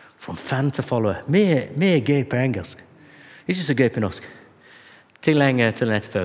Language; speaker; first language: Norwegian; non-native, fluent; English